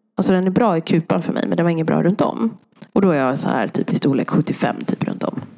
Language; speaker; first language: Swedish; early bilingual, other home language; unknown